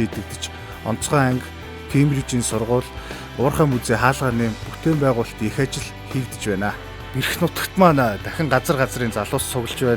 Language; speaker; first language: Mongolian; native; Mongolian